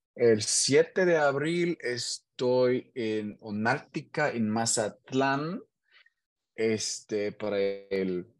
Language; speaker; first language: Spanish; non-native, learner; German